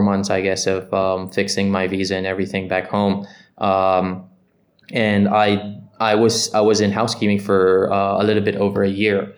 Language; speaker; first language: English; non-native, local second language; Filipino